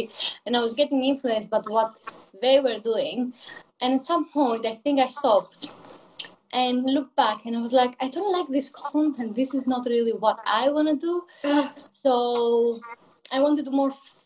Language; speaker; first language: English; non-native, fluent; Greek